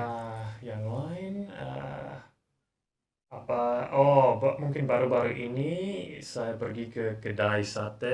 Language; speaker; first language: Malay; non-native, learner; English